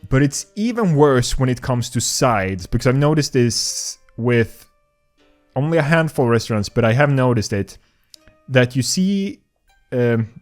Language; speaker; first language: English; non-native, fluent; Swedish